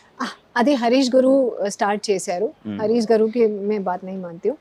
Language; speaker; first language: Telugu; non-native, learner; Hindi